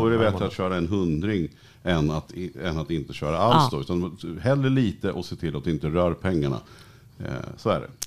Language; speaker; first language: Swedish; native; Swedish